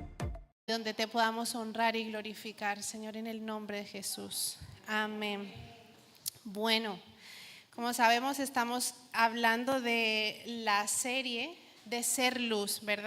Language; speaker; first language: Spanish; native; Spanish